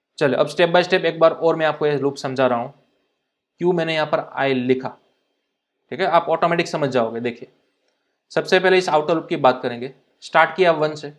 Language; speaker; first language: Hindi; non-native, local second language; Gujarati